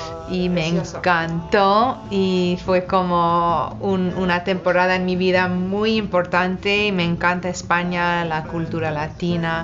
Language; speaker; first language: Spanish; non-native, fluent; English